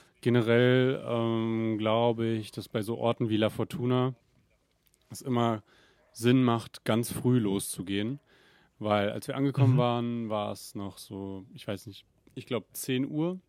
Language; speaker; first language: German; native; German